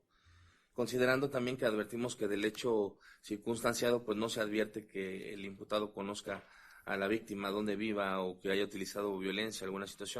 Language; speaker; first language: Spanish; native; Spanish